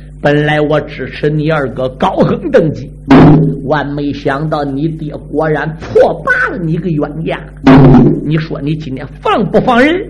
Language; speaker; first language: Chinese; native; Chinese